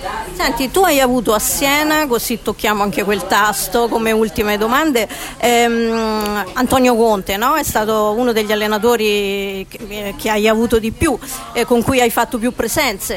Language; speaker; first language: Italian; native; Italian